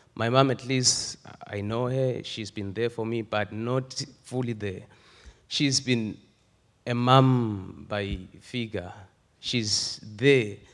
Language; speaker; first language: English; non-native, local second language; Swati